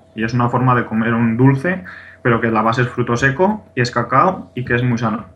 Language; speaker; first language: Spanish; native; Spanish